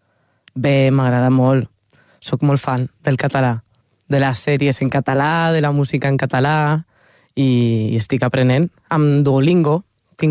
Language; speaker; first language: Catalan; non-native, learner; Spanish